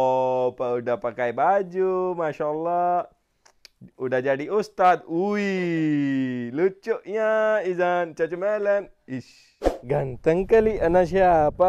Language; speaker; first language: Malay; non-native, fluent; Urdu